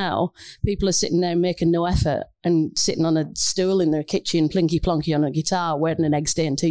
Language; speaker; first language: English; native; English